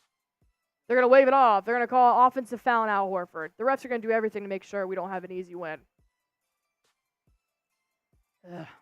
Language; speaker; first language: English; native; English